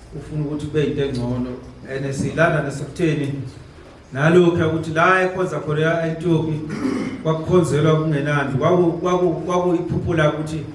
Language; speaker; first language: Zulu; native; Zulu